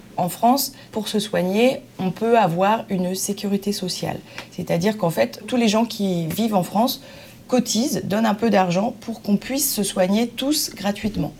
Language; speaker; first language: French; native; French